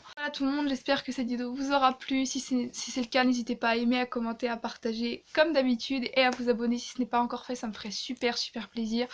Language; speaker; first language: French; native; French